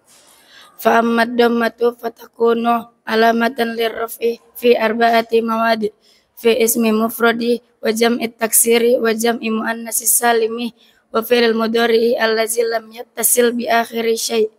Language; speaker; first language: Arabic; non-native, learner; Indonesian